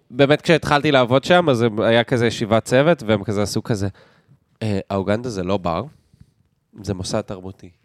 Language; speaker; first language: Hebrew; native; Hebrew